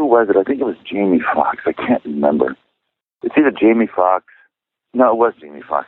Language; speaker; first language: English; early bilingual, other home language; Czech